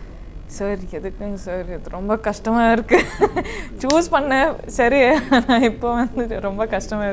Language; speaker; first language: Tamil; non-native, learner; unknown